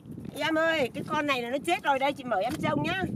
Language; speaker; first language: Vietnamese; native; Vietnamese